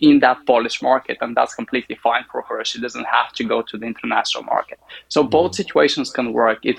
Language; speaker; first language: English; non-native, fluent; Bulgarian